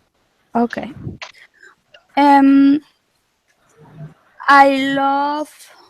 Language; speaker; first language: English; non-native, learner; Spanish